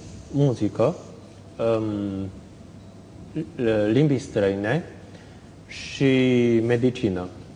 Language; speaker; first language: Romanian; non-native, fluent; Chinese